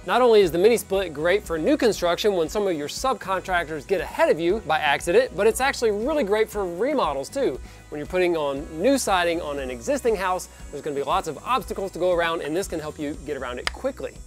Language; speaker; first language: English; native; English